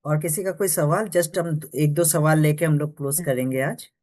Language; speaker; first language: Hindi; non-native, local second language; Bangla